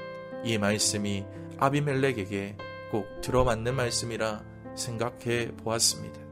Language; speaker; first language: Korean; native; Korean